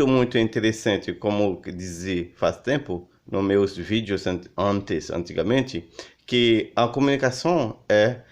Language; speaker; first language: Portuguese; non-native, learner; Haitian Creole